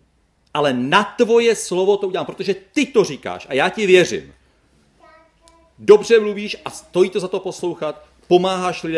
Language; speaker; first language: Czech; native; Czech